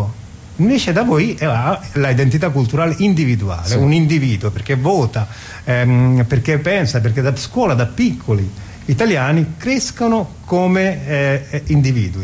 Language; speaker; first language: Italian; non-native, fluent; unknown